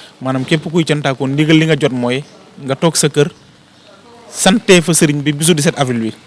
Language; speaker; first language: Wolof; native; Wolof